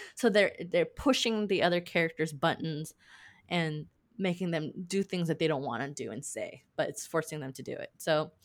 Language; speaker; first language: English; native; English